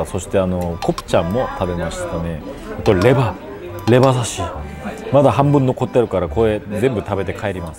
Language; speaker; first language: Japanese; non-native, fluent; Korean